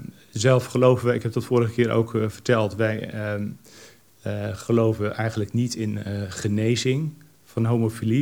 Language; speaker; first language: Dutch; native; Dutch